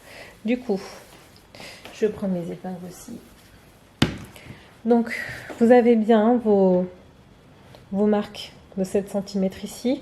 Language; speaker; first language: French; native; French